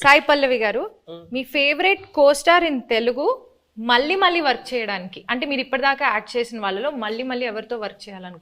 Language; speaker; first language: Telugu; native; Telugu